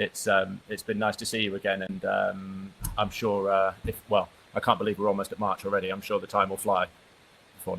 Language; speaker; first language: English; native; English